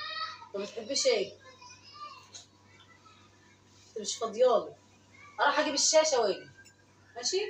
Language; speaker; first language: Arabic; native; Arabic